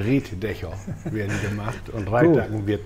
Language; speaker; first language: German; native; German